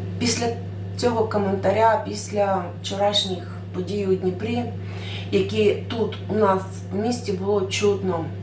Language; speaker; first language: Ukrainian; non-native, local second language; Russian